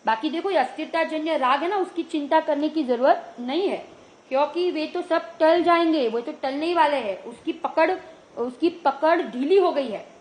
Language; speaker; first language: Hindi; non-native, local second language; Gujarati